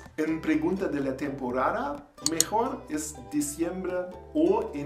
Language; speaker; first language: Spanish; non-native, learner; German